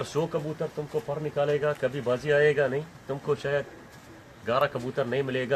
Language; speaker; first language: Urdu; non-native, learner; Arabic